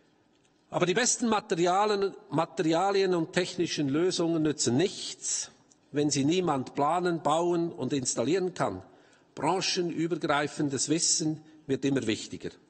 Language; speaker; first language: German; native; German